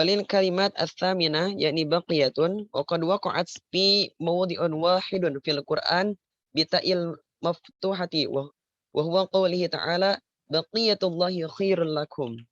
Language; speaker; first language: Arabic; non-native, learner; Indonesian